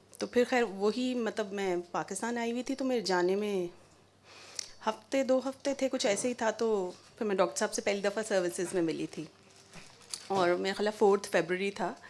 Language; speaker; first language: Urdu; native; Urdu